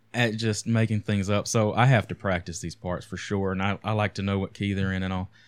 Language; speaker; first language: English; native; English